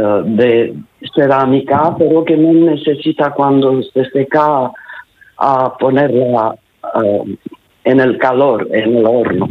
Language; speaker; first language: Spanish; non-native, learner; Italian